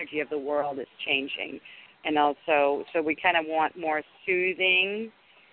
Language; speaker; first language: English; non-native, fluent; Danish